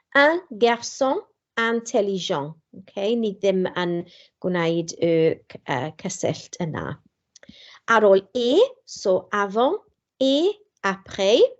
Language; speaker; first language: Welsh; non-native, local second language; English